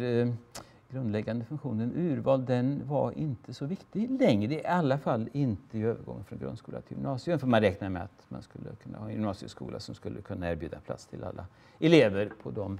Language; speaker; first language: Swedish; native; Swedish